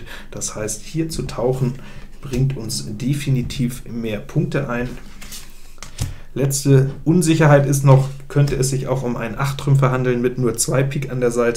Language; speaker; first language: German; native; German